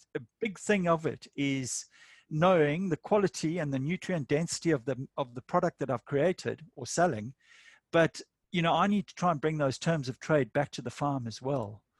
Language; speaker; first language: English; native; English